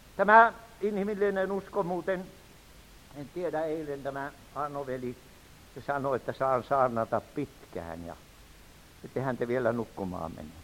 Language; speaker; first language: Finnish; native; Finnish